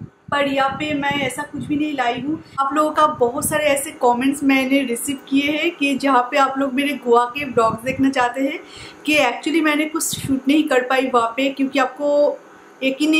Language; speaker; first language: Hindi; non-native, local second language; Bangla